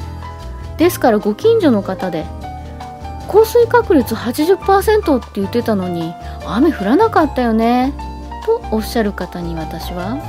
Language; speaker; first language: Japanese; native; Japanese